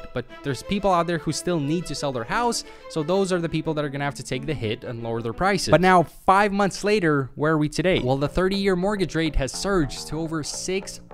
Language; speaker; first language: English; native; English